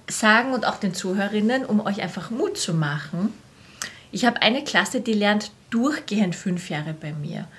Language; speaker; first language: German; native; German